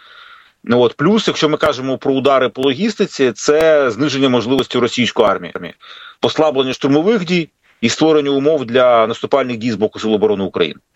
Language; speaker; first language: Ukrainian; native; Ukrainian